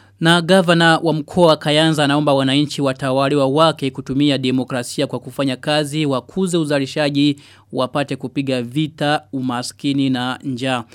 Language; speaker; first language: Swahili; non-native, local second language; Rundi